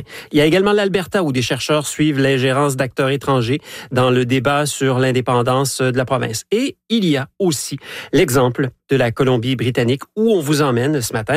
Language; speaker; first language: French; native; French